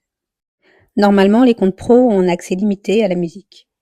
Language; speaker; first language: French; native; French